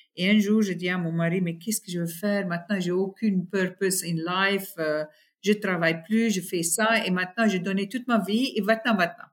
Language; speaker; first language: French; non-native, fluent; English